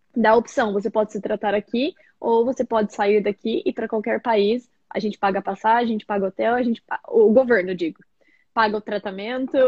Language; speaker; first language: Portuguese; native; Portuguese